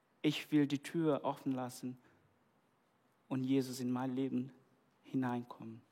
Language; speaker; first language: German; non-native, fluent; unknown